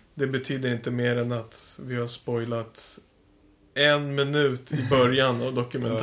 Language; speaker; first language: Swedish; native; Swedish